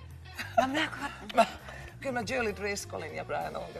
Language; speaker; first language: Finnish; native; Finnish